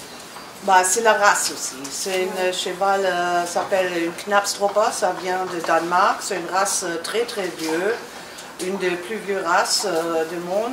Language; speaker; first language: French; non-native, learner; German